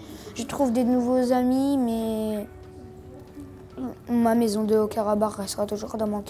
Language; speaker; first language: French; early bilingual, other home language; Armenian